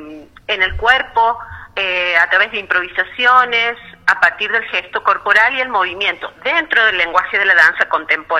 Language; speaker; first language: Spanish; native; Spanish